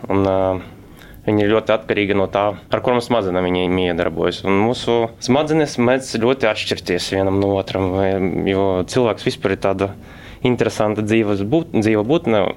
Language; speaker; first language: Latvian; non-native, local second language; Russian